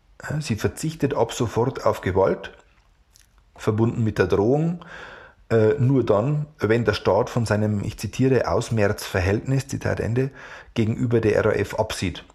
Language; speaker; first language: German; native; German